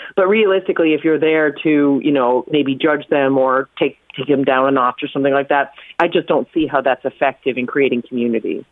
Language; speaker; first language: English; native; English